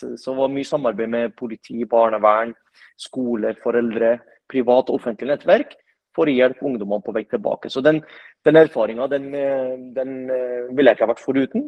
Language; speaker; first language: Norwegian; early bilingual, other home language; Arabic